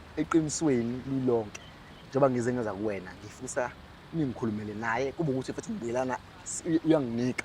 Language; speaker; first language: Zulu; native; Zulu